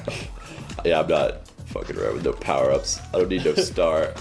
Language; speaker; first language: English; native; English